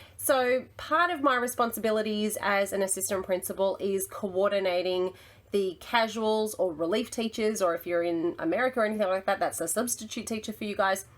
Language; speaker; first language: English; native; English